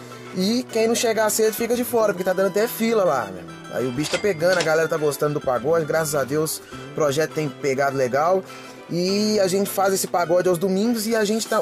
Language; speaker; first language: Portuguese; native; Portuguese